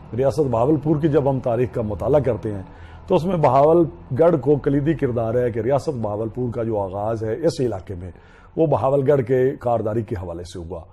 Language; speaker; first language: Urdu; non-native, local second language; Punjabi